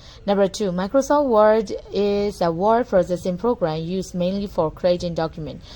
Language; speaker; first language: English; non-native, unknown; Burmese